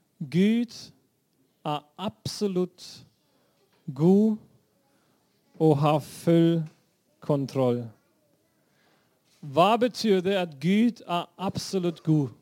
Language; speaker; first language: Norwegian; non-native, fluent; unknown